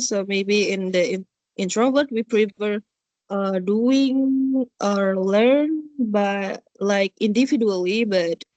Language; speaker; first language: English; non-native, learner; Indonesian